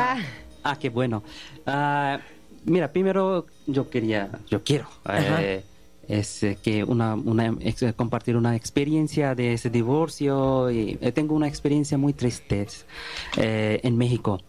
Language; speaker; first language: Spanish; non-native, learner; Bangla